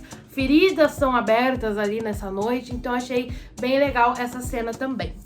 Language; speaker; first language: Portuguese; native; Portuguese